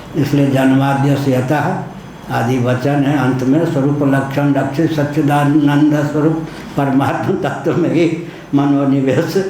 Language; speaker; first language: Hindi; non-native, local second language; Maithili